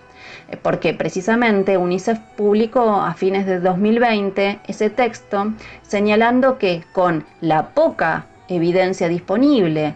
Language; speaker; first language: Spanish; native; Spanish